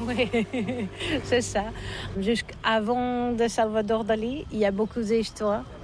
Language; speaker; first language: French; non-native, learner; Catalan